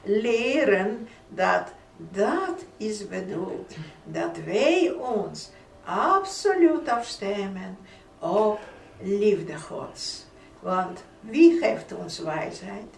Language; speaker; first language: Dutch; non-native, fluent; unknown